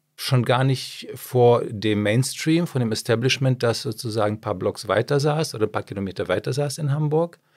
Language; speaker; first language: German; early bilingual, other home language; Czech